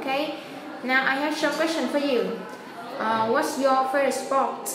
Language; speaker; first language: English; non-native, fluent; Vietnamese